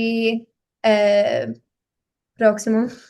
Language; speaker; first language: Portuguese; non-native, learner; English